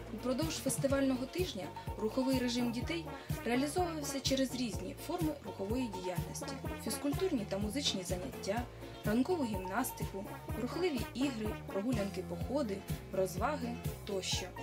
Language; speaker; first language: Ukrainian; native; Ukrainian